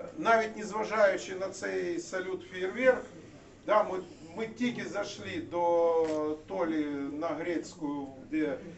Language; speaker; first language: Ukrainian; non-native, local second language; Russian